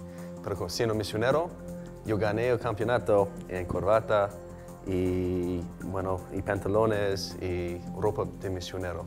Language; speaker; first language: Spanish; non-native, fluent; English